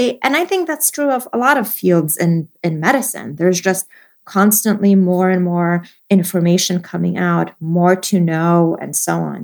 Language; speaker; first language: English; non-native, fluent; Polish